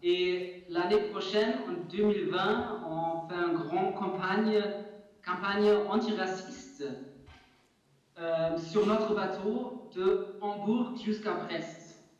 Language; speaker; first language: French; non-native, fluent; German